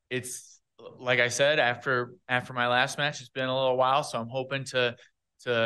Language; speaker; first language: English; native; English